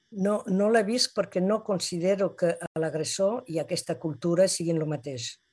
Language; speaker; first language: Catalan; non-native, local second language; Spanish